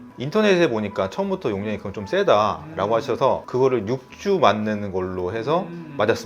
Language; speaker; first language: Korean; native; Korean